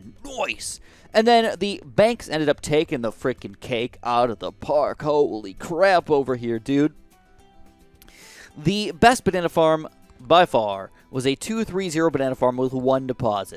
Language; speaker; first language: English; native; English